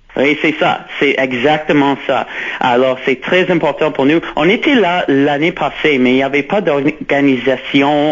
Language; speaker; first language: French; non-native, local second language; English